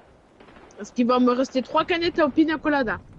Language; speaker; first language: French; native; French